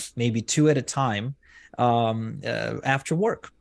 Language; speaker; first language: English; non-native, fluent; Hebrew